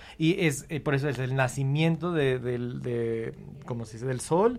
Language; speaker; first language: Spanish; early bilingual, heritage; Spanish